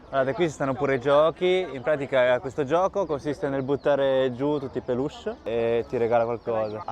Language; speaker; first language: Italian; early bilingual, other home language; Chinese